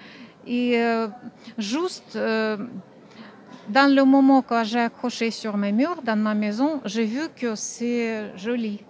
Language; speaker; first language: French; non-native, fluent; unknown